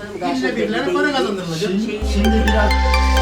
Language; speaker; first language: Turkish; native; Turkish